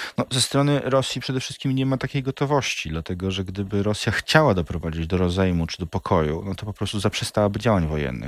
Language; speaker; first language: Polish; native; Polish